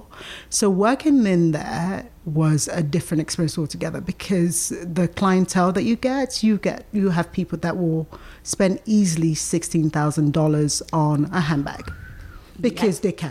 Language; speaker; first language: English; native; English